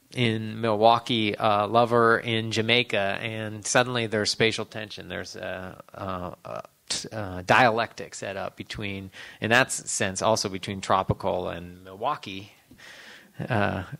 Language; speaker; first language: English; native; English